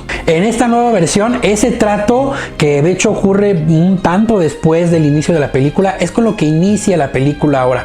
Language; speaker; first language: Spanish; native; Spanish